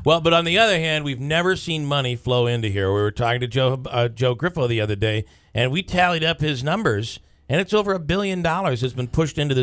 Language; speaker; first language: English; native; English